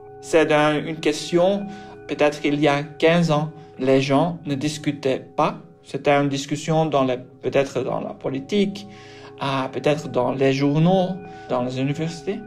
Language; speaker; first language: French; non-native, local second language; Dutch